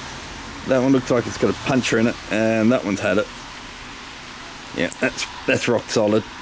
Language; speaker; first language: English; native; English